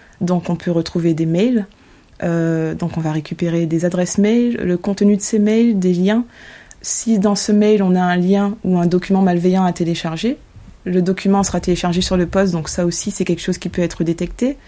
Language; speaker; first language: French; native; French